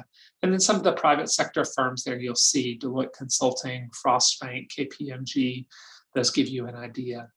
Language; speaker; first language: English; native; English